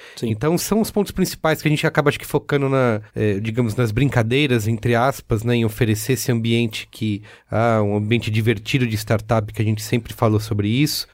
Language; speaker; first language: Portuguese; native; Portuguese